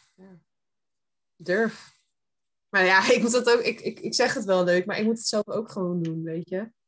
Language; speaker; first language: Dutch; early bilingual, heritage; Dutch